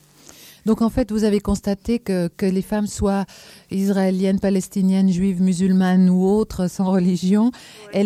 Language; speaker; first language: French; native; French